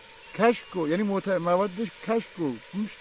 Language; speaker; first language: Persian; native; Persian